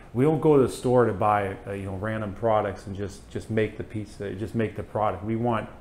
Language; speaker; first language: English; native; English